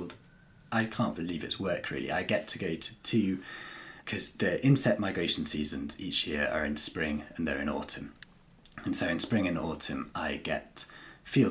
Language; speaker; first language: English; native; English